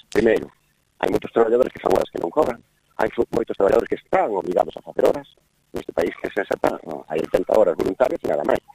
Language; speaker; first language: Galician; native; Galician